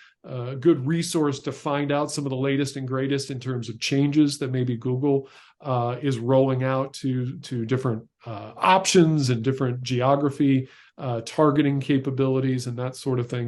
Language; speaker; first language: English; native; English